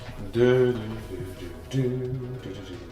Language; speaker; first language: English; native; English